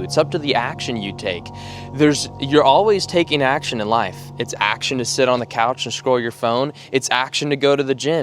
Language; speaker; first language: English; native; English